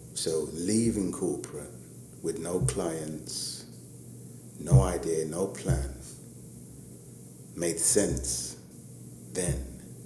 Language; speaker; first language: English; native; English